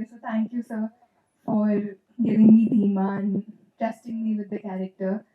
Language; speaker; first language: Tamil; non-native, local second language; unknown